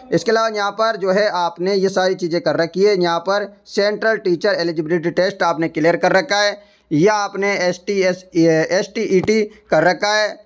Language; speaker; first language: Hindi; native; Hindi